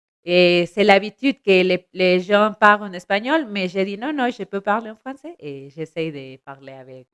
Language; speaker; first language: French; non-native, learner; Spanish